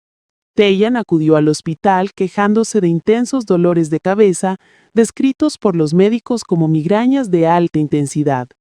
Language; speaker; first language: Spanish; native; Spanish